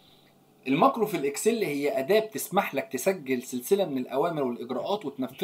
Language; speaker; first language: Arabic; native; Arabic